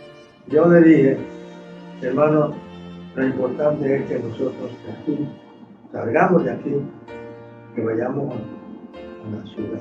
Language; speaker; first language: Spanish; non-native, local second language; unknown